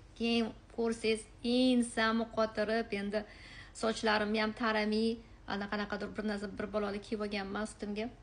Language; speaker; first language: Uzbek; native; Uzbek